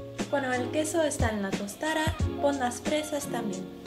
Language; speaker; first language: Spanish; non-native, learner; English